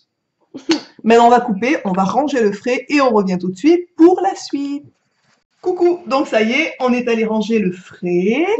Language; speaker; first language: French; native; French